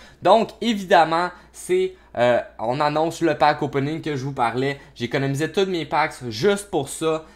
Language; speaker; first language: French; native; French